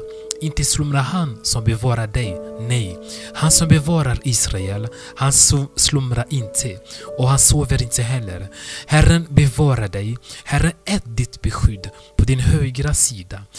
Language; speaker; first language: Swedish; non-native, fluent; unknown